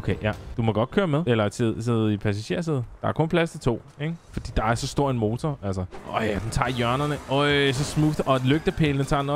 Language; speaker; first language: Danish; native; Danish